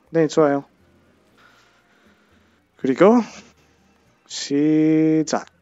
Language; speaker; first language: Korean; non-native, fluent; English